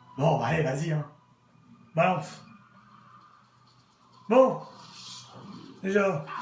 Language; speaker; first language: French; native; French